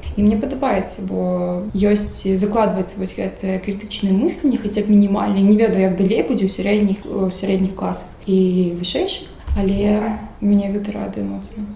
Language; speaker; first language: Belarusian; non-native, local second language; Russian